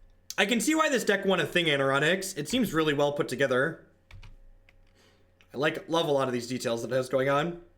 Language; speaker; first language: English; native; English